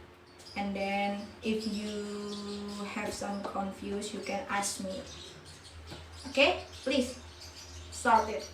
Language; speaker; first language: English; non-native, learner; Indonesian